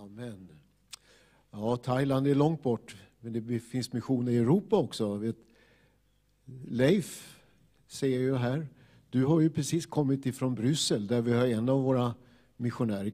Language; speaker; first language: Swedish; native; Swedish